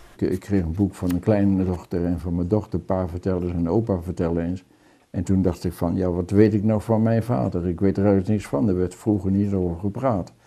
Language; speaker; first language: Dutch; native; Dutch